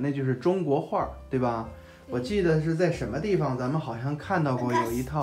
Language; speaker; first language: Chinese; native; Chinese